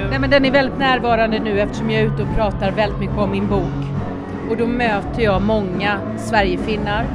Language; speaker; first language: Swedish; native; Swedish